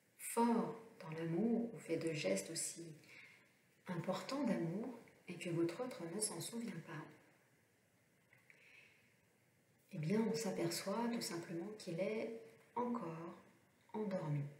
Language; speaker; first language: French; native; French